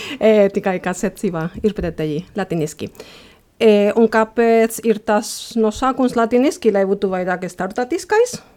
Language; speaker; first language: Latvian; non-native, fluent; Spanish